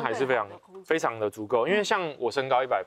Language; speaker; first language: Chinese; native; Chinese